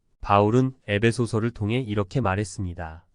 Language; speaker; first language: Korean; native; Korean